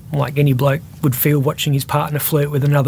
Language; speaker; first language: English; native; English